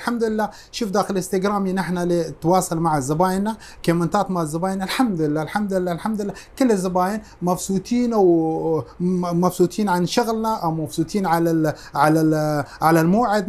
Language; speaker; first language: Arabic; non-native, fluent; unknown